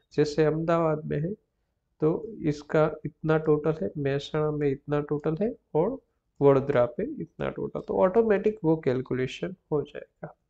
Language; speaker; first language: Hindi; non-native, local second language; Gujarati